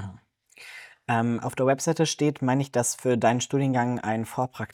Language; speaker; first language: German; native; German